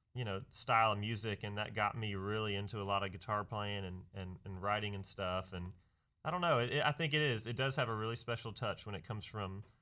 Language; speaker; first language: English; native; English